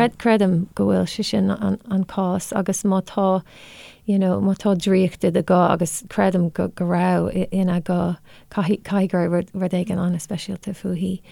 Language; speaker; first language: Irish; non-native, local second language; English